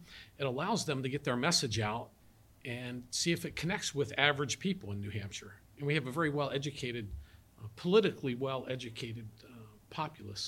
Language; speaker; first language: English; native; English